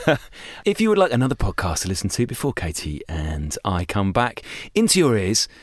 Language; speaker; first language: English; native; English